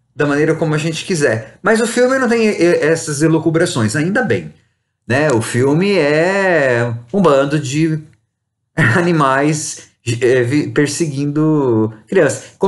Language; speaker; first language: Portuguese; native; Portuguese